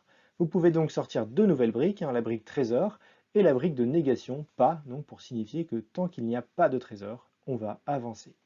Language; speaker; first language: French; native; French